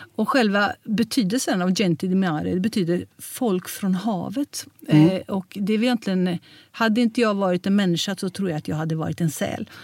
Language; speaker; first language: Swedish; early bilingual, heritage; Swedish